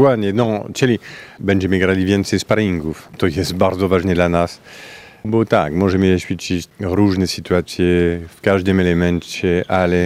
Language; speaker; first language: Polish; non-native, fluent; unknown